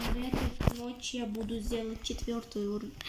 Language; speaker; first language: Russian; non-native, local second language; Uzbek